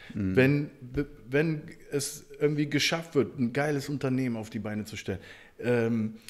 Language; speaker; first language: German; native; German